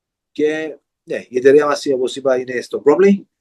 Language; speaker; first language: Greek; early bilingual, heritage; Greek